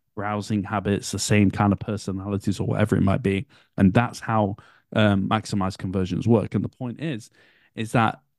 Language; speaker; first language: English; native; English